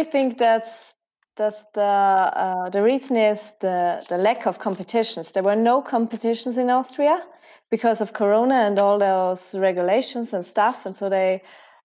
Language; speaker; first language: English; non-native, fluent; German